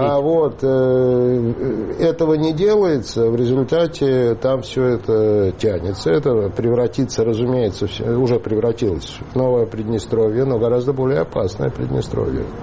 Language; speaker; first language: Russian; native; Russian